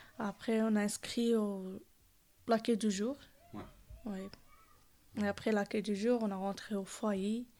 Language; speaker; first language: French; non-native, learner; Arabic